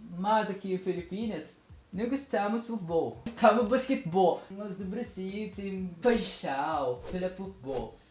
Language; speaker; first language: Portuguese; non-native, learner; Filipino